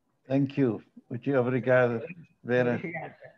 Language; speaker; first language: Portuguese; non-native, fluent; English